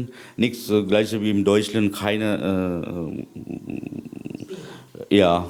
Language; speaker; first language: German; non-native, learner; Sinhala